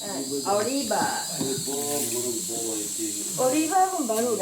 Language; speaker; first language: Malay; non-native, fluent; Japanese